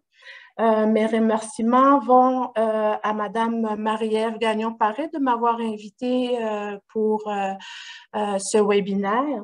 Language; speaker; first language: French; non-native, local second language; Innu-aimun